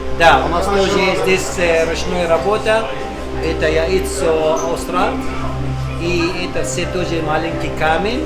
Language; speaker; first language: Russian; non-native, learner; Arabic